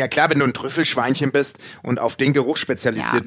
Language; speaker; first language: German; native; German